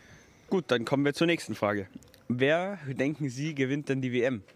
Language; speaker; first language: German; native; German